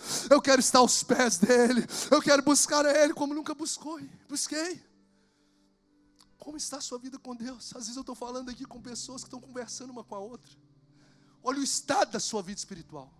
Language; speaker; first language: Portuguese; native; Portuguese